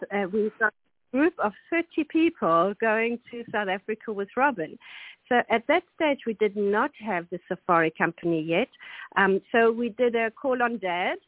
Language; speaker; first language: English; non-native, local second language; German